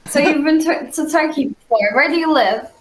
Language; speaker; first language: English; non-native, fluent; Turkish